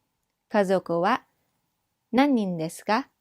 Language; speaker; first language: Japanese; non-native, fluent; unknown